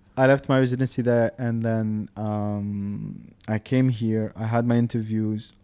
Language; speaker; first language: English; non-native, fluent; Arabic